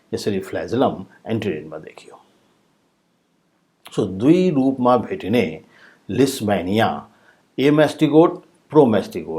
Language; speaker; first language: Nepali; native; Nepali